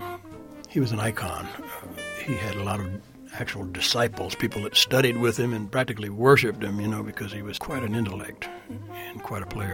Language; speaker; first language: English; native; English